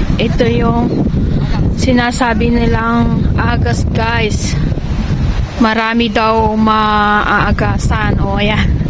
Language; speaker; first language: Filipino; non-native, local second language; Iloko